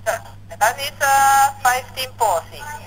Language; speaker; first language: Dutch; non-native, learner; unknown